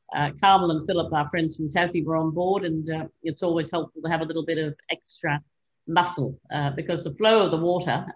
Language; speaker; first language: English; native; English